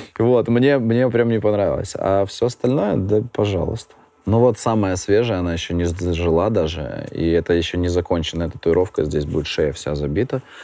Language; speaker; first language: Russian; native; Russian